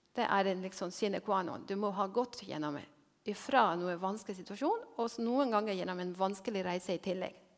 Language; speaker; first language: Norwegian; non-native, fluent; Spanish